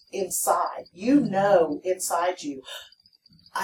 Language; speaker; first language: English; native; English